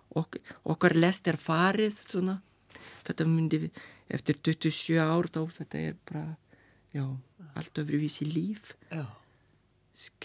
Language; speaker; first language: Icelandic; non-native, learner; Lithuanian